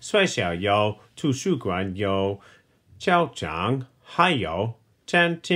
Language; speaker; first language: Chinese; non-native, fluent; English